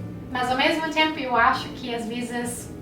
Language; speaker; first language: Portuguese; non-native, fluent; German